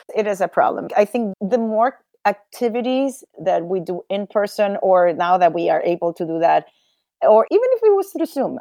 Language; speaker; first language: English; non-native, fluent; Spanish